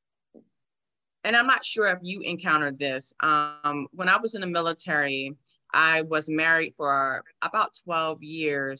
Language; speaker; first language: English; native; English